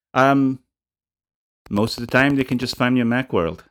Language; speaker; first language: English; non-native, fluent; Italian